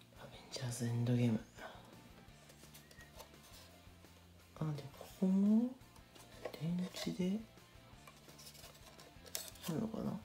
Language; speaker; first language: Japanese; native; Japanese